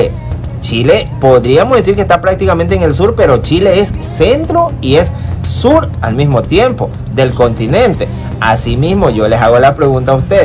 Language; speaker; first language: Spanish; native; Spanish